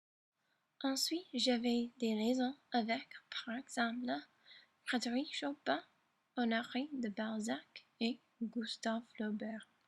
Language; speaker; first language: French; non-native, learner; English